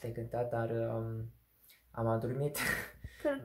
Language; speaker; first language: Romanian; non-native, learner; Korean